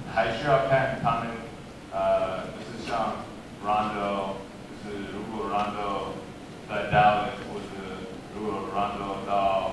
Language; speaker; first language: Chinese; early bilingual, heritage; English